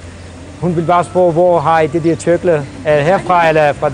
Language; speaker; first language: Danish; non-native, fluent; Central Kurdish